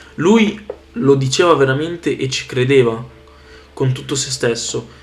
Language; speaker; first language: Italian; early bilingual, other home language; Arabic